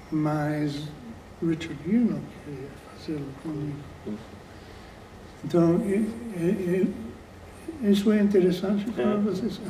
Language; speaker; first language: Portuguese; non-native, fluent; English